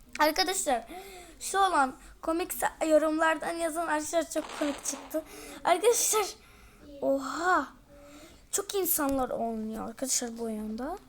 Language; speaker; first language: Turkish; early bilingual, heritage; Turkish